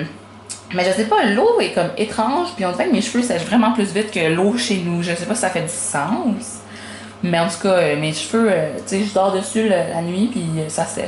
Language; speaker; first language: French; native; French